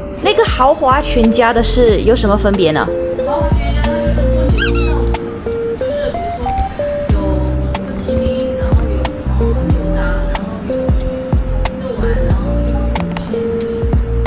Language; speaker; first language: Chinese; non-native, fluent; English